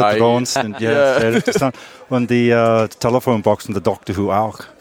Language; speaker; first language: German; non-native, learner; English